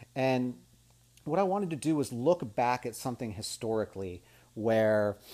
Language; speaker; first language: English; native; English